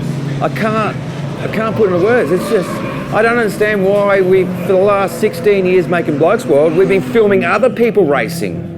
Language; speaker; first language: English; native; English